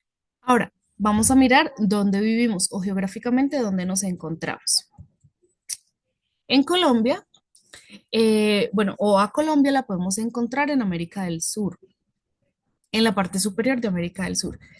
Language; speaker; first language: Spanish; native; Spanish